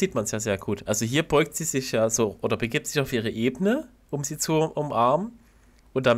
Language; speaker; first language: German; native; German